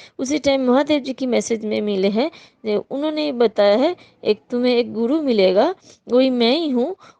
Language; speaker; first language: Hindi; non-native, local second language; Bangla